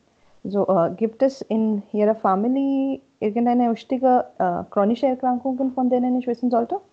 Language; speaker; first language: German; non-native, learner; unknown